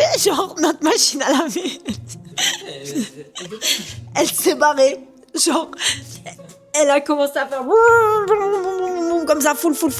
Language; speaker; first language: French; native; French